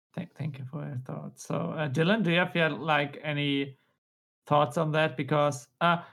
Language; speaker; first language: English; non-native, fluent; German